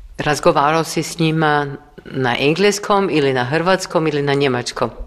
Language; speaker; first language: Croatian; native; Croatian